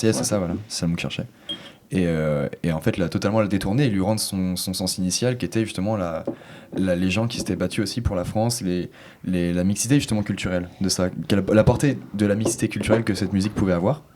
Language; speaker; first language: French; native; French